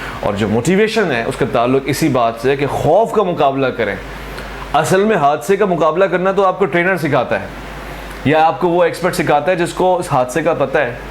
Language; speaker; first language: Urdu; non-native, local second language; Sindhi